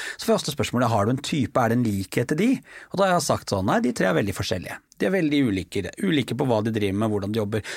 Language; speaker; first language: Norwegian; native; Norwegian